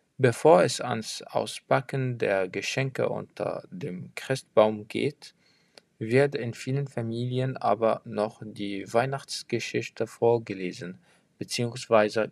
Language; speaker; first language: German; non-native, fluent; French